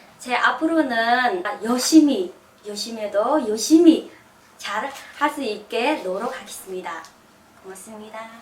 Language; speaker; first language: Korean; non-native, learner; Khmer